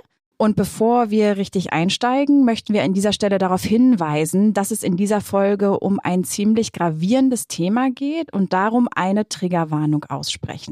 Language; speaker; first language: German; native; German